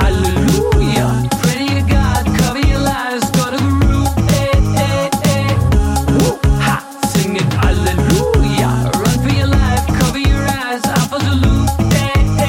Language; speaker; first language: English; non-native, fluent; French